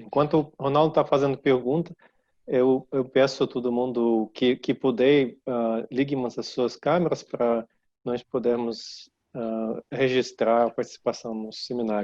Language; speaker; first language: Portuguese; non-native, fluent; Russian